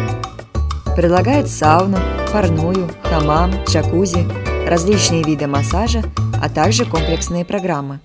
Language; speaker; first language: Russian; native; Russian